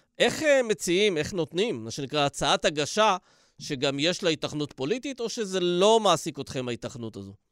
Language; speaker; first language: Hebrew; native; Hebrew